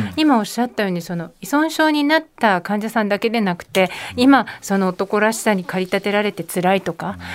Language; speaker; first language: Japanese; native; Japanese